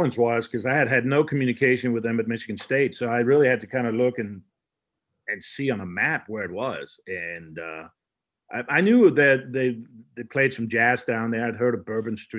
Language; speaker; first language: English; non-native, fluent; Danish